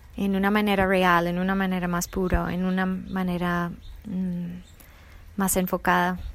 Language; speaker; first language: Spanish; non-native, fluent; English